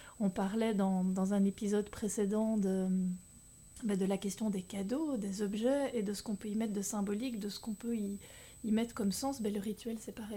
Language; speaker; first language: French; native; French